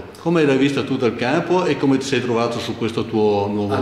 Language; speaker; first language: Italian; native; Italian